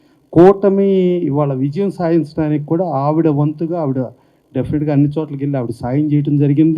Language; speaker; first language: Telugu; native; Telugu